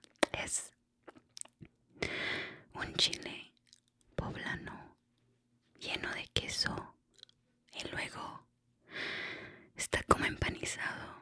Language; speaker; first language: Spanish; early bilingual, heritage; Spanish